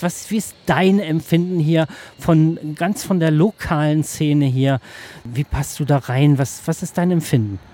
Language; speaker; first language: German; native; German